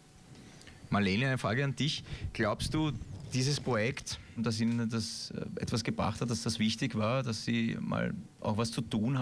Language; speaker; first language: German; native; German